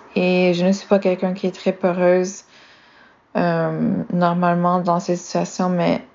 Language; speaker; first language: French; native; French